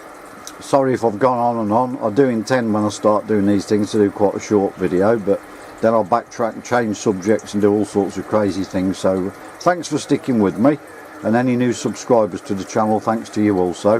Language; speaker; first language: English; native; English